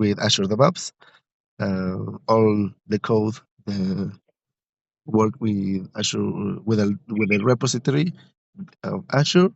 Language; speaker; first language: English; non-native, learner; Spanish